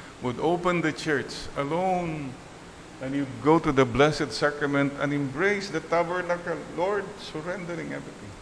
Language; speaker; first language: English; non-native, local second language; Filipino